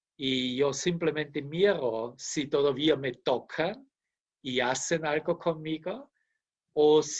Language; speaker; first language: Spanish; non-native, fluent; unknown